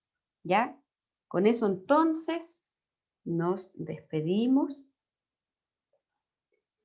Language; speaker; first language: Spanish; native; Spanish